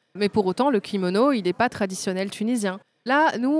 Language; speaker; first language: French; native; French